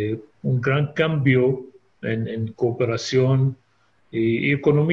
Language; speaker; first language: Spanish; non-native, fluent; Hebrew